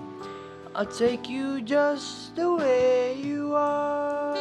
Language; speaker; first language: English; non-native, local second language; Filipino